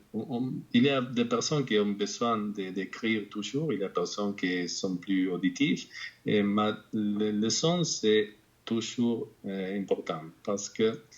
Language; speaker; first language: French; non-native, fluent; Spanish